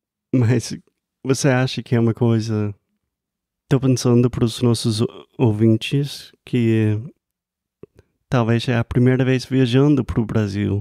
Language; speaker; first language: Portuguese; non-native, fluent; English